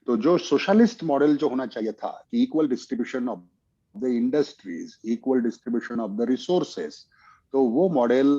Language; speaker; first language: Hindi; non-native, local second language; Marathi